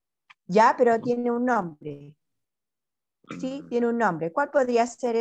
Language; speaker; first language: Spanish; native; Spanish